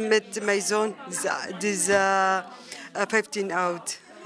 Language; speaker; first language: Dutch; non-native, learner; Arabic